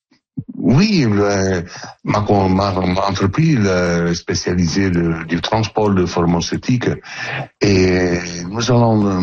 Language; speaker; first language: French; non-native, learner; Italian